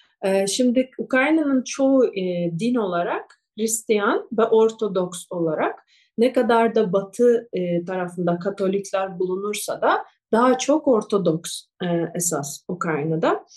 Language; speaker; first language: Turkish; non-native, fluent; Russian